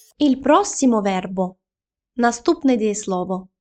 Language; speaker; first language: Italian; non-native, fluent; Ukrainian